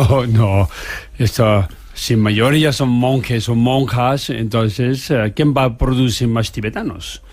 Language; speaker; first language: Spanish; non-native, learner; Tibetan